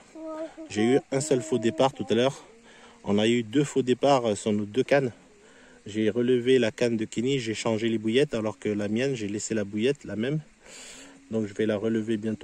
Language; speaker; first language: French; native; French